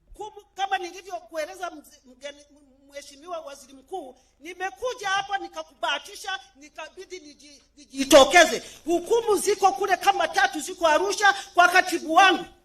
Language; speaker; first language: Swahili; native; Swahili